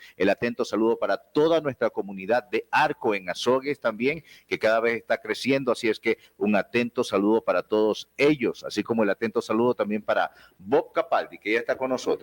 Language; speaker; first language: Spanish; native; Spanish